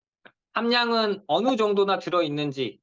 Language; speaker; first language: Korean; native; Korean